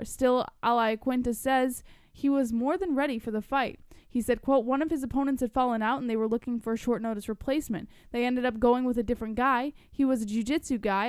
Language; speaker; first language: English; native; English